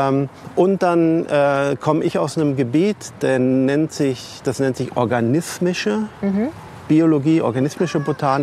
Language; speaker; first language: German; native; German